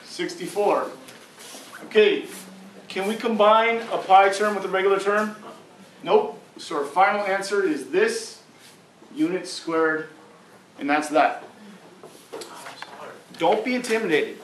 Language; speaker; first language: English; native; English